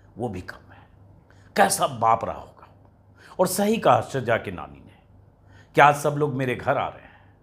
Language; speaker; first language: Hindi; native; Hindi